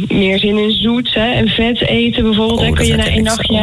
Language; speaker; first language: Dutch; native; Dutch